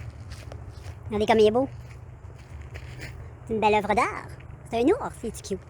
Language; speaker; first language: French; native; French